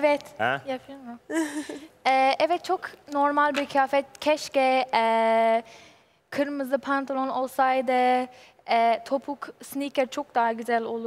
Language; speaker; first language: Turkish; non-native, learner; English